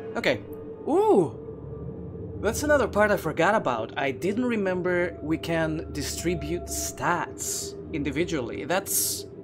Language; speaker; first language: English; non-native, fluent; Greek